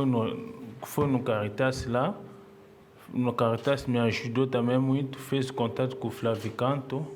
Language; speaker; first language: Portuguese; non-native, learner; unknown